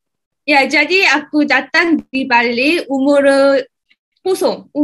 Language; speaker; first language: Indonesian; non-native, learner; Korean